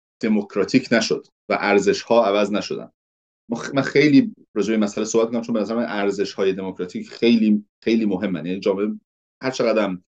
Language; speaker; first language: Persian; early bilingual, heritage; Persian